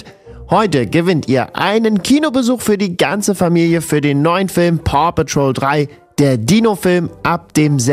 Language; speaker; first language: German; native; German